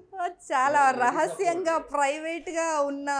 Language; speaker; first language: Telugu; native; Telugu